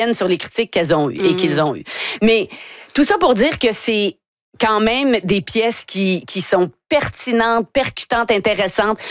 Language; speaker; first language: French; native; French